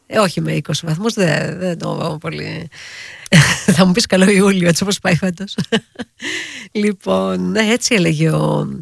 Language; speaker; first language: Greek; native; Greek